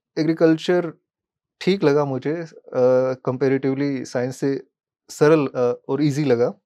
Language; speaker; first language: Hindi; native; Hindi